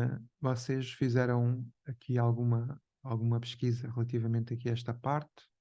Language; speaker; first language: Portuguese; native; Portuguese